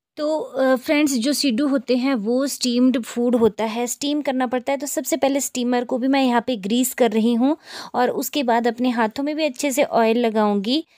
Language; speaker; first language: Hindi; native; Hindi